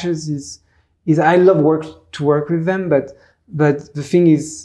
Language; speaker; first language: English; non-native, fluent; French